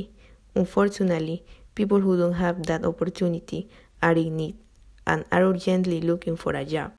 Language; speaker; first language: English; non-native, learner; Spanish